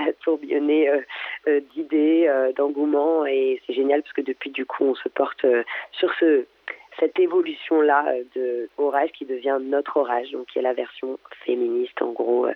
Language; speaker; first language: French; native; French